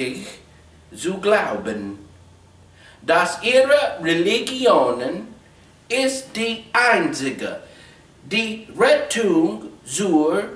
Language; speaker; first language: German; non-native, learner; English